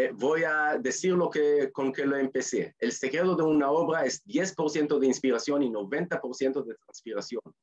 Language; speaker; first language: Spanish; non-native, fluent; Hebrew